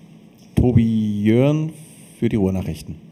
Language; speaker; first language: German; native; German